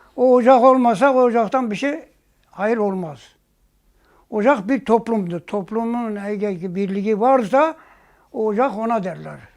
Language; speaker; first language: Turkish; non-native, local second language; Zaza